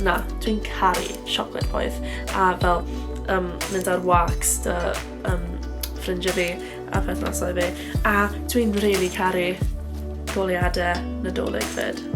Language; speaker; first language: Welsh; non-native, local second language; English